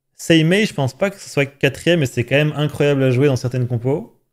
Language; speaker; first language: French; native; French